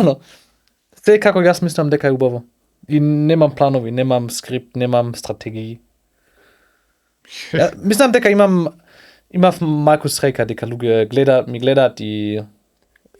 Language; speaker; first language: Macedonian; non-native, learner; German